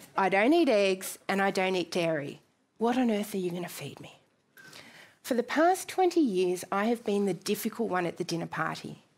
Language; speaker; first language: English; native; English